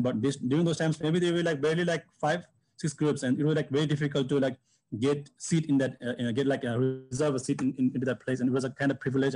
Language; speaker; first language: English; non-native, local second language; Sherpa